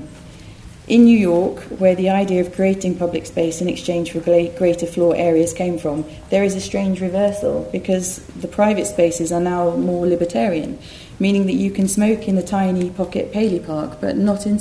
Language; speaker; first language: English; native; English